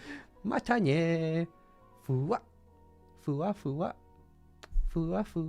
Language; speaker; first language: Japanese; non-native, learner; English